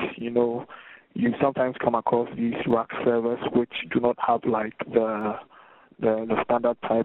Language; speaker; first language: English; non-native, local second language; Akan